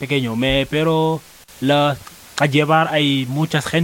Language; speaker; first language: Spanish; non-native, learner; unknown